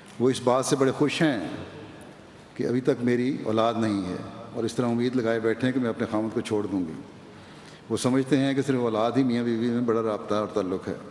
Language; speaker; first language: Urdu; native; Urdu